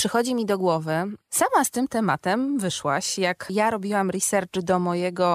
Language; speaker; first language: Polish; native; Polish